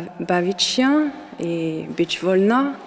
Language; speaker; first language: Polish; non-native, learner; French